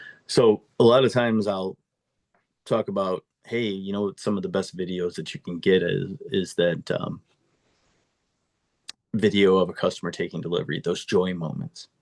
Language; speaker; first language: English; native; English